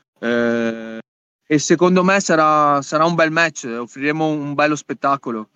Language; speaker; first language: Italian; native; Italian